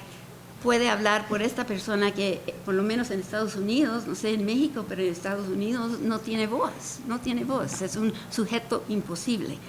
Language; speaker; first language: Spanish; early bilingual, heritage; Spanish